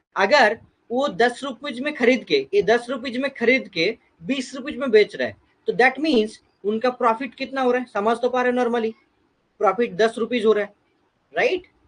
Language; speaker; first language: Hindi; non-native, local second language; Bangla